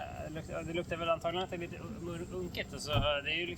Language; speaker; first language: Swedish; native; Swedish